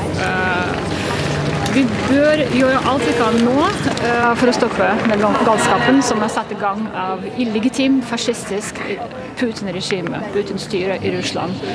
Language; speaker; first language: Norwegian; non-native, fluent; Russian